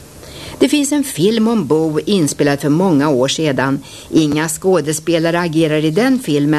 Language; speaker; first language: Swedish; native; Swedish